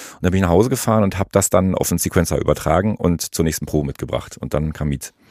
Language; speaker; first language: German; native; German